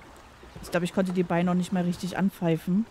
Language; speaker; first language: German; native; German